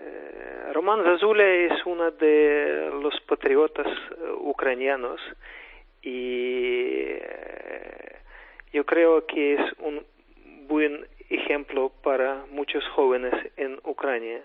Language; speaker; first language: Spanish; non-native, fluent; Ukrainian